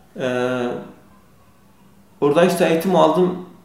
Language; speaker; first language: Turkish; non-native, learner; Kurdish